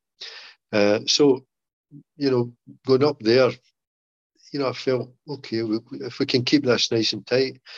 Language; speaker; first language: English; native; English